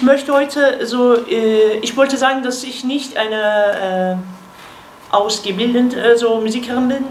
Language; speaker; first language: German; non-native, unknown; Kurdish